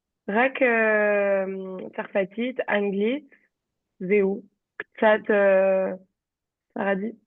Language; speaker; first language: Hebrew; non-native, learner; French